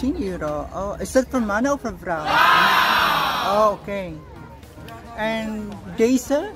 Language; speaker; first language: Dutch; non-native, learner; Cebuano